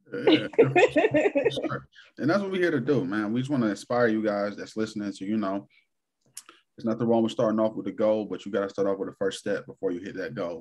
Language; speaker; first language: English; native; English